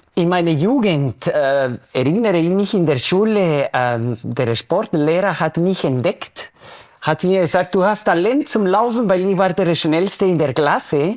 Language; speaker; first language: German; non-native, fluent; Spanish